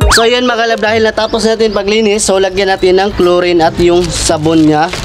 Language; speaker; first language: Filipino; non-native, local second language; Cebuano